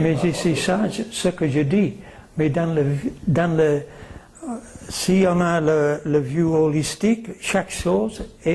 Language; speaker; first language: French; non-native, learner; English